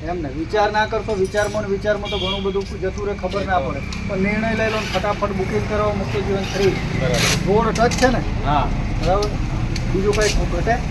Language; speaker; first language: Gujarati; native; Gujarati